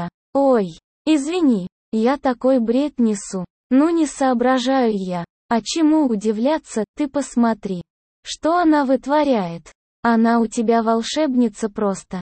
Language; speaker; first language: Russian; native; Russian